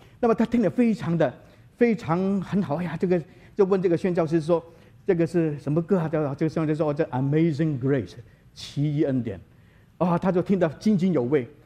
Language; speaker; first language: Chinese; native; Chinese